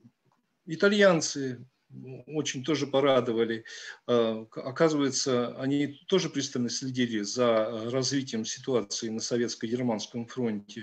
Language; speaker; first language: Russian; native; Russian